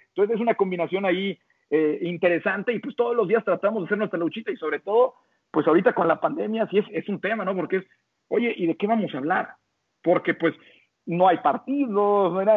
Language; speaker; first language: Spanish; native; Spanish